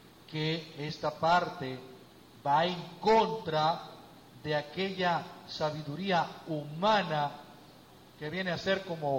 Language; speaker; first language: Spanish; native; Spanish